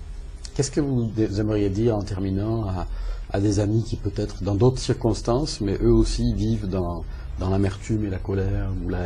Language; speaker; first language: French; native; French